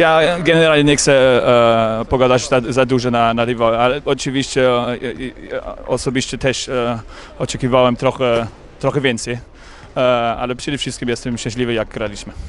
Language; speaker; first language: Polish; non-native, learner; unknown